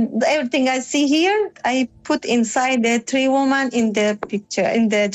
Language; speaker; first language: English; non-native, learner; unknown